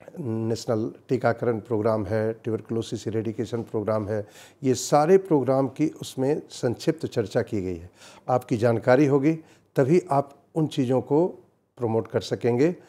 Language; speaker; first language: Hindi; native; Hindi